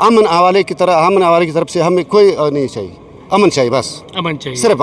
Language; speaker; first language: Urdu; non-native, local second language; Pashto